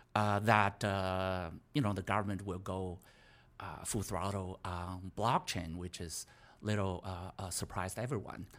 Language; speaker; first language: English; non-native, fluent; Chinese